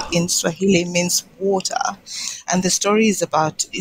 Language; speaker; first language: English; non-native, local second language; Swahili